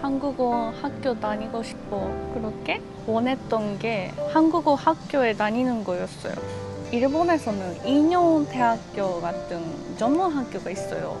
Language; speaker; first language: Korean; non-native, fluent; Japanese